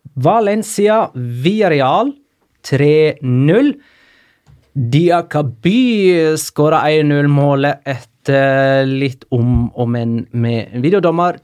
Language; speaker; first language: Norwegian; native; Norwegian